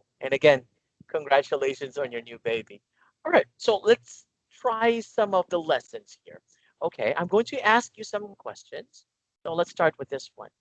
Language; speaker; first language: English; non-native, local second language; Filipino